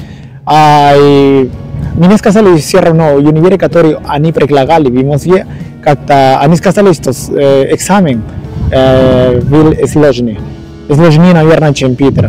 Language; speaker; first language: Russian; non-native, learner; Spanish